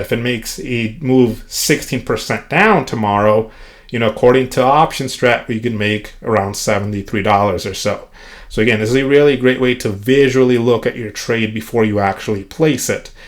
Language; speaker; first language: English; native; English